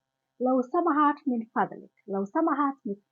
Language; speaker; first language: Arabic; non-native, learner; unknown